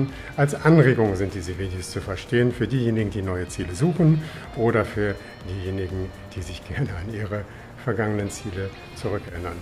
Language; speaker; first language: German; native; German